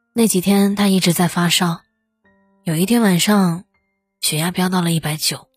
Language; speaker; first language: Chinese; native; Chinese